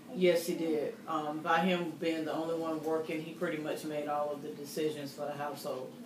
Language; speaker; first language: English; native; English